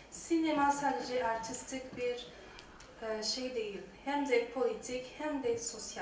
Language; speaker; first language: Turkish; non-native, learner; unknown